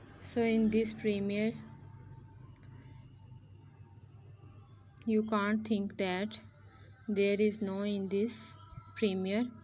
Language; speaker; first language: English; non-native, learner; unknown